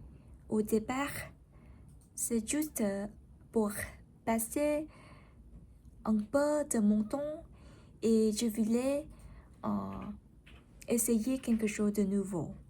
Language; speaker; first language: French; non-native, learner; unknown